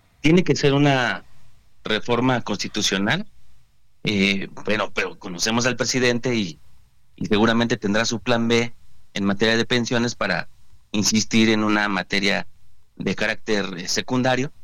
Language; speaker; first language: Spanish; native; Spanish